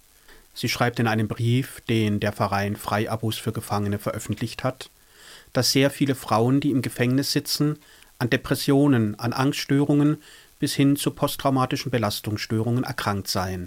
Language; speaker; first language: German; native; German